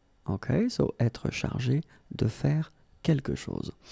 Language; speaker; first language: French; native; French